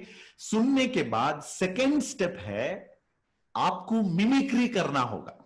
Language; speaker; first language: Hindi; native; Hindi